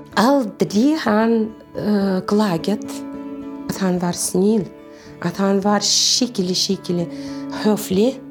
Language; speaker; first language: Norwegian; non-native, fluent; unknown